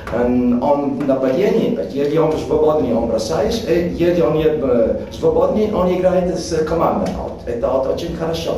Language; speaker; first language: Russian; non-native, learner; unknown